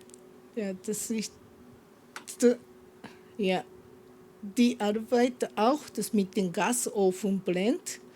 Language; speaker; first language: German; non-native, learner; Japanese